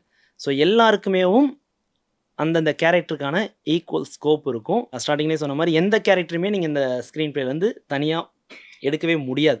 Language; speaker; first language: Tamil; native; Tamil